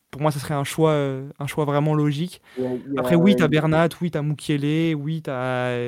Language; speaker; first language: French; native; French